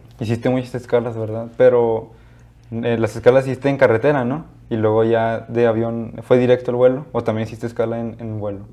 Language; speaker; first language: Spanish; native; Spanish